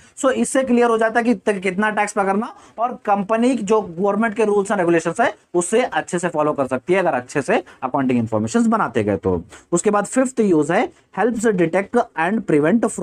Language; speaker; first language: Hindi; native; Hindi